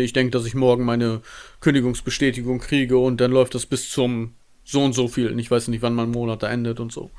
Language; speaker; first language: German; native; German